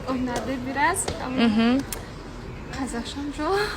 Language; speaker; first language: Kazakh; non-native, learner; Kyrgyz